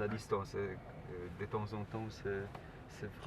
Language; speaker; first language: French; non-native, learner; Polish